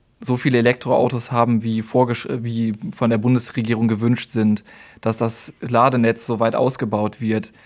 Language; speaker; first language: German; native; German